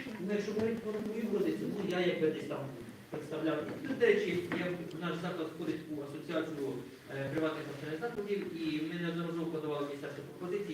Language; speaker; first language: Ukrainian; native; Ukrainian